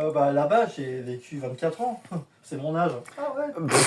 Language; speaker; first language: French; native; French